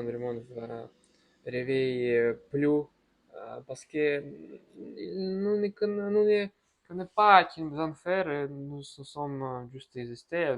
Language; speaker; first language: French; non-native, learner; Russian